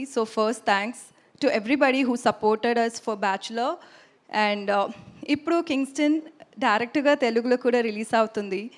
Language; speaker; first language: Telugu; non-native, learner; Tamil